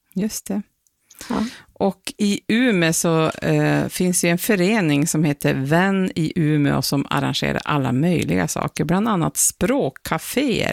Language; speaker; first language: Swedish; native; Swedish